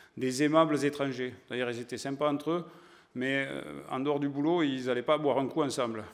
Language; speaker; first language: French; native; French